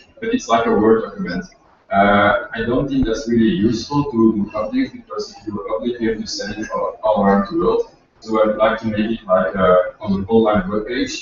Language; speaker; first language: English; non-native, fluent; Dutch